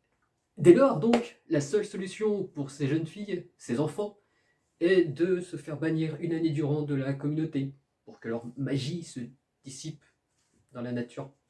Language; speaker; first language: French; native; French